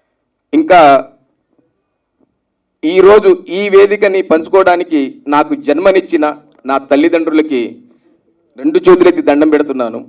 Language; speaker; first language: Telugu; native; Telugu